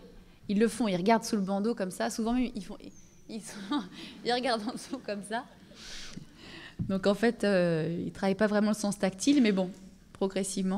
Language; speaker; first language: French; native; French